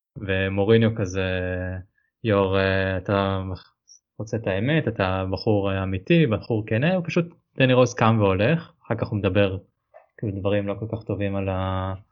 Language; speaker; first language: Hebrew; native; Hebrew